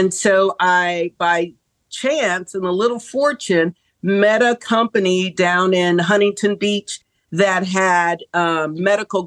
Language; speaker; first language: English; native; English